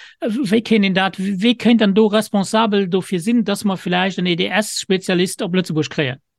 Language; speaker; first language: Luxembourgish; native; Luxembourgish